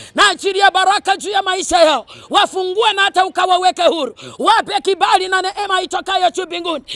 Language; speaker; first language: Swahili; non-native, local second language; Luyia